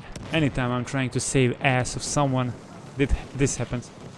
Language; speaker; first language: English; non-native, fluent; Bosnian